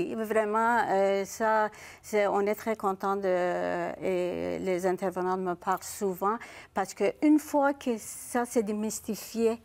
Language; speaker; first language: French; non-native, fluent; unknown